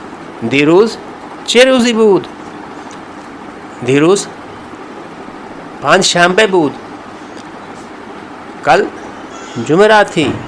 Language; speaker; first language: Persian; non-native, fluent; Urdu